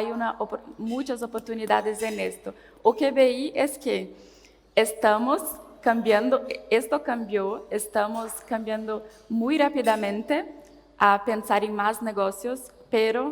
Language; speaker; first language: Spanish; non-native, learner; Portuguese